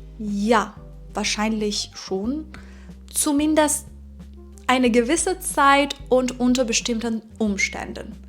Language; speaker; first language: German; non-native, fluent; Persian